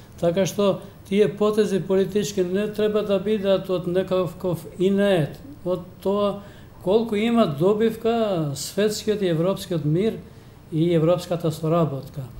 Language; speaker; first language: Macedonian; non-native, local second language; Albanian